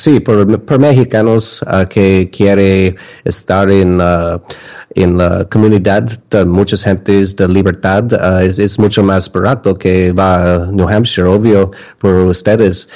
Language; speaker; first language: Spanish; non-native, learner; English